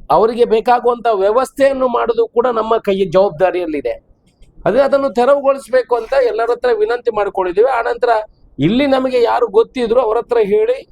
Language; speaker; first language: Kannada; non-native, local second language; Tulu